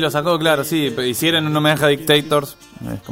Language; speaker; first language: Spanish; native; Spanish